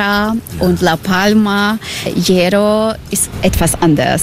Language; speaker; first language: German; non-native, learner; Croatian